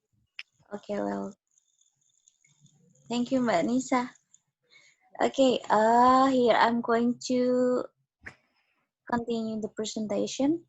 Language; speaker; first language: English; non-native, fluent; Indonesian